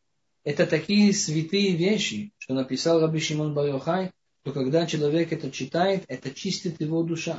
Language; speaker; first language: Russian; non-native, fluent; Hebrew